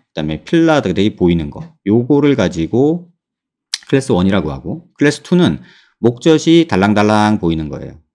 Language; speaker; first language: Korean; native; Korean